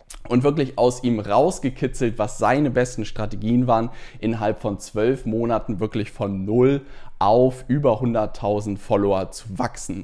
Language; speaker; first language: German; native; German